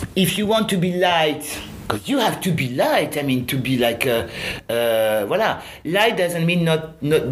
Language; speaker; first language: English; non-native, fluent; French